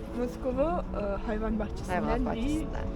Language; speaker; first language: Turkish; non-native, learner; Russian